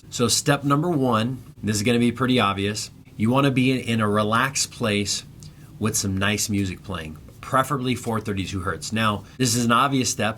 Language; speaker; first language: English; native; English